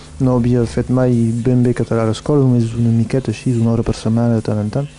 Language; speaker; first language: Catalan; non-native, local second language; French